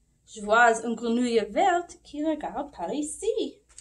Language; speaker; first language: French; non-native, fluent; English